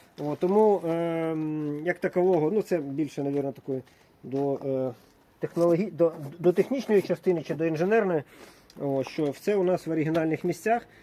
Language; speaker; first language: Ukrainian; non-native, local second language; Russian